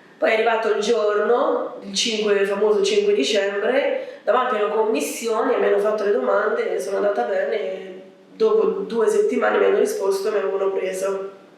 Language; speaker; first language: Italian; early bilingual, other home language; Arabic